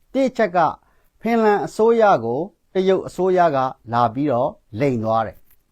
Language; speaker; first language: Burmese; non-native, local second language; Kachin